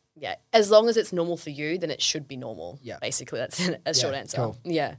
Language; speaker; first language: English; native; English